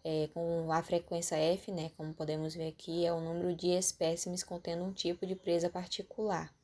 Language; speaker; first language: Portuguese; native; Portuguese